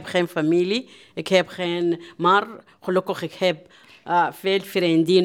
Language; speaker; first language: Dutch; non-native, learner; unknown